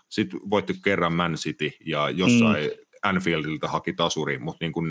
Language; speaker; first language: Finnish; native; Finnish